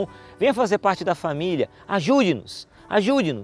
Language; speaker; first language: Portuguese; native; Portuguese